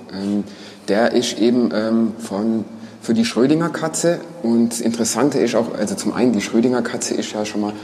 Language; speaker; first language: German; native; German